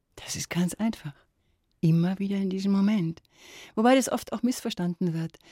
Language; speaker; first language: German; native; German